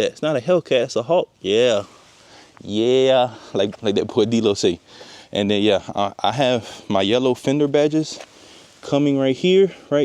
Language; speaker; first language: English; native; English